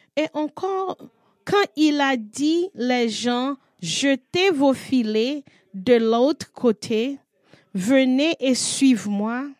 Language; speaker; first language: French; non-native, learner; English